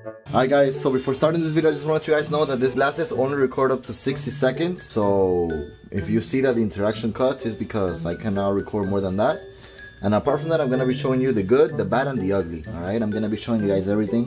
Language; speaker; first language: English; early bilingual, other home language; Spanish